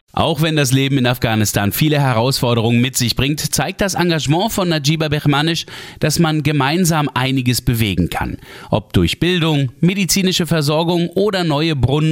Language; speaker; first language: German; native; German